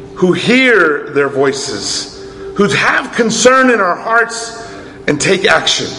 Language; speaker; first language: English; native; English